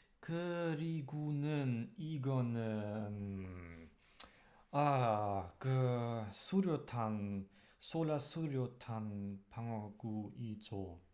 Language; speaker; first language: Korean; non-native, learner; German